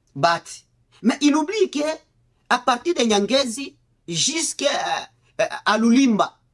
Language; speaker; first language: French; non-native, local second language; Swahili